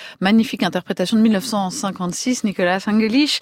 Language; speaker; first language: French; native; French